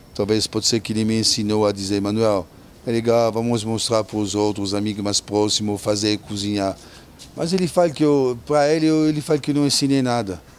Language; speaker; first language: Portuguese; non-native, fluent; French